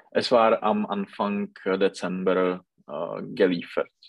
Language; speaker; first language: German; non-native, learner; Czech